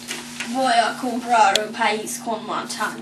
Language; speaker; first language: Spanish; non-native, learner; English